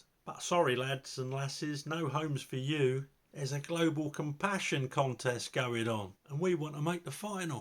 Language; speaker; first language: English; native; English